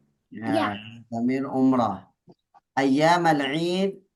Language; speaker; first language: Arabic; non-native, fluent; Indonesian